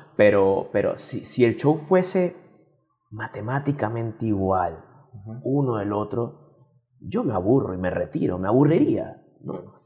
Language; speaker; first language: Spanish; native; Spanish